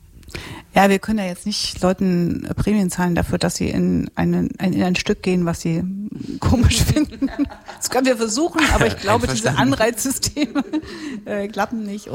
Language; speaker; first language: German; native; German